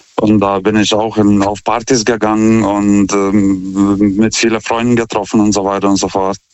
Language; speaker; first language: German; non-native, fluent; Lithuanian